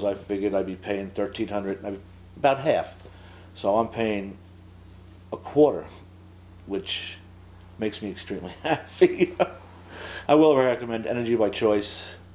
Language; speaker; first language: English; native; English